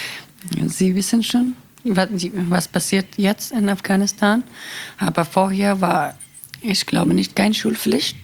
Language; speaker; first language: German; non-native, learner; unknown